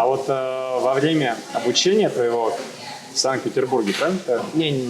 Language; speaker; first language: Russian; native; Russian